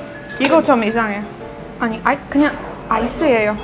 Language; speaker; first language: Korean; non-native, learner; Portuguese